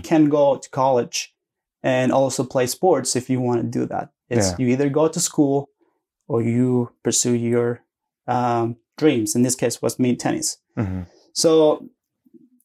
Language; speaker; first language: English; non-native, fluent; Spanish